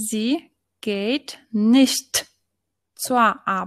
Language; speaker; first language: German; non-native, fluent; Polish